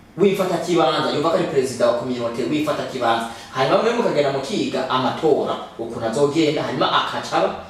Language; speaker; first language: Rundi; native; Rundi